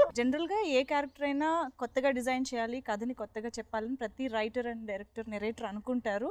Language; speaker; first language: Telugu; native; Telugu